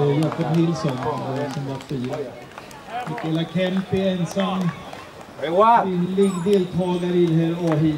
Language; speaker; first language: Swedish; native; Swedish